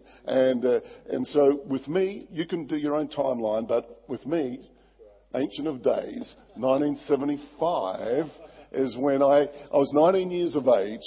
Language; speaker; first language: English; native; English